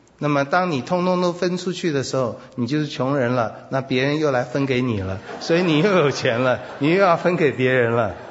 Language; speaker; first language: Chinese; native; Chinese